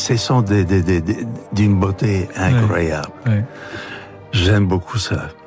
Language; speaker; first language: French; non-native, fluent; Italian